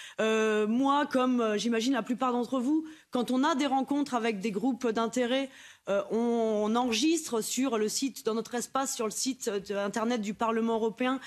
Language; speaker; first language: French; native; French